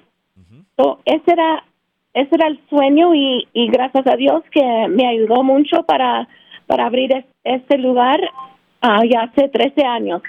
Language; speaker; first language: Spanish; early bilingual, heritage; Spanish